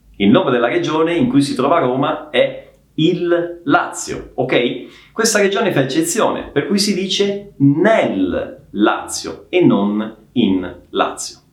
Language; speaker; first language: Italian; native; Italian